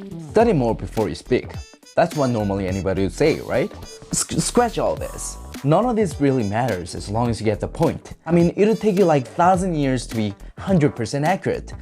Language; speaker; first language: English; non-native, fluent; Korean